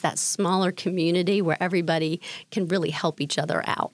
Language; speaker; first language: English; native; English